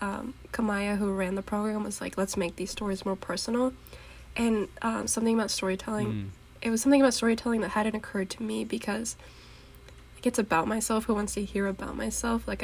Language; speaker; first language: English; native; English